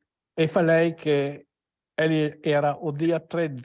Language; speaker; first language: Portuguese; non-native, learner; Italian